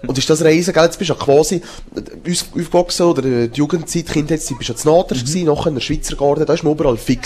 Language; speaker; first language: German; native; German